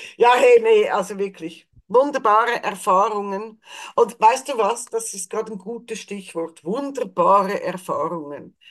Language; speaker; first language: German; native; German